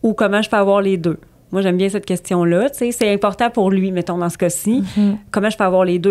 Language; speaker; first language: French; native; French